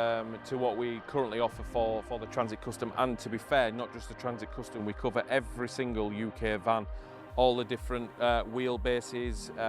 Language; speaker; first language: English; native; English